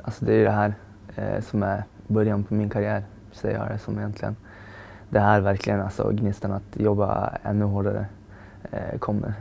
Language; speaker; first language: Swedish; native; Swedish